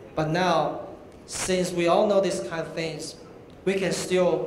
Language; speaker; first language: English; non-native, fluent; Chinese